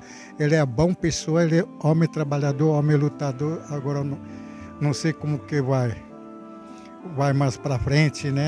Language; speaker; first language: Portuguese; non-native, local second language; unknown